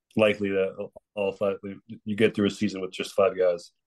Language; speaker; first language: English; early bilingual, other home language; Spanish